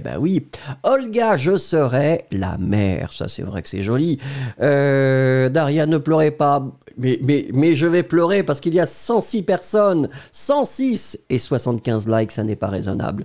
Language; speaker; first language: French; native; French